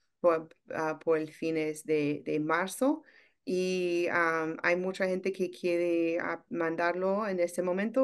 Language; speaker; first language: Spanish; non-native, learner; English